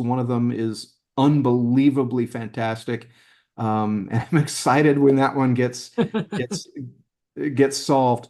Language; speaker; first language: English; native; English